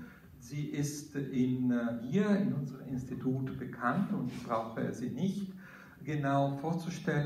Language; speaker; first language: German; non-native, fluent; Italian